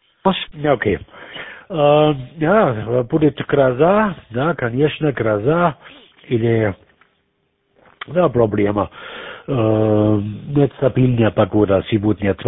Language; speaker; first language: Russian; non-native, learner; German